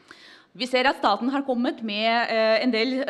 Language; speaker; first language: Norwegian; non-native, fluent; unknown